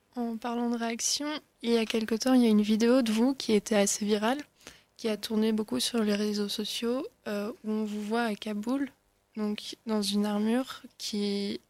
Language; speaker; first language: French; native; French